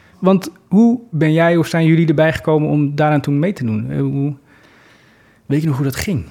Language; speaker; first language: Dutch; native; Dutch